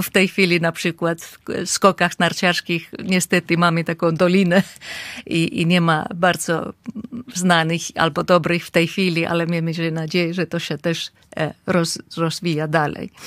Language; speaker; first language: Polish; non-native, fluent; Finnish